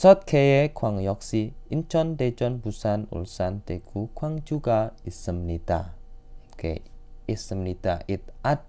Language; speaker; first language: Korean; non-native, fluent; Indonesian